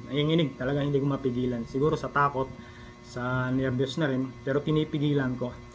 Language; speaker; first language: Filipino; native; Filipino